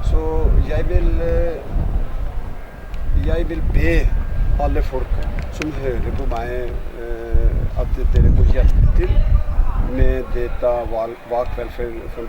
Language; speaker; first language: Norwegian; non-native, fluent; Urdu